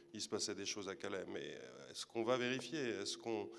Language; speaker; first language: French; native; French